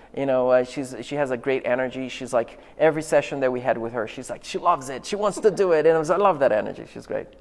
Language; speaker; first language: English; non-native, fluent; Portuguese